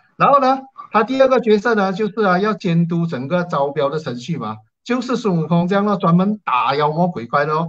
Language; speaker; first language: Chinese; native; Chinese